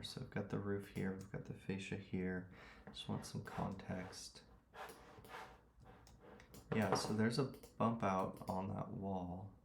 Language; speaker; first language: English; native; English